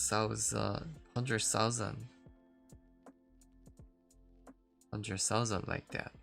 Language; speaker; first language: English; non-native, learner; Korean